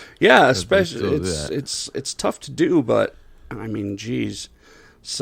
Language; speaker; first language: English; native; English